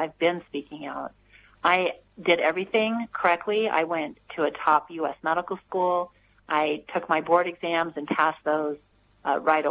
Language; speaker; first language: English; native; English